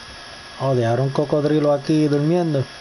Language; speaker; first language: Spanish; native; Spanish